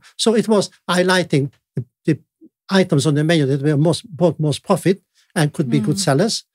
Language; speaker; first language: English; non-native, fluent; Italian